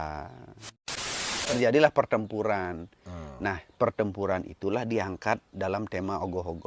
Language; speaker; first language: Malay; non-native, local second language; Balinese